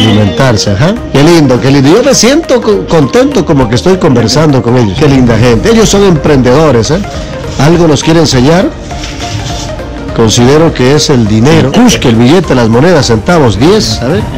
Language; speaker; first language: Spanish; native; Spanish